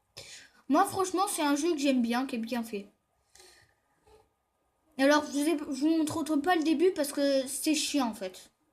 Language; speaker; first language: French; native; French